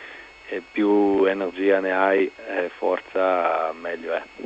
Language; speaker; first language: Italian; non-native, local second language; German